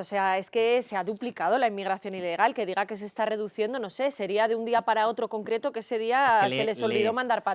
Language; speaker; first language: Spanish; native; Spanish